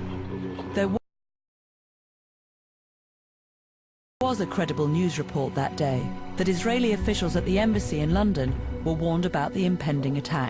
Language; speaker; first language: English; native; English